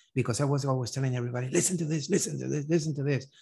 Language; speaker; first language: English; non-native, fluent; Spanish